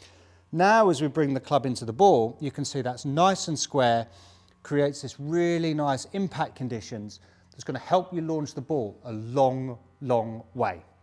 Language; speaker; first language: English; native; English